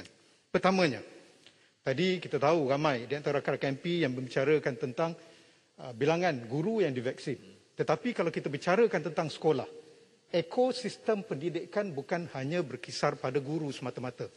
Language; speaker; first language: Malay; native; Malay